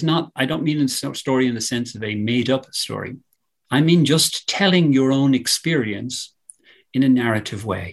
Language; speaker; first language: English; native; English